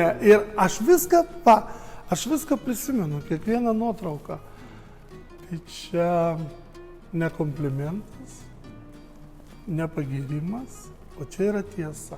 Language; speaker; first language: Lithuanian; non-native, local second language; Romany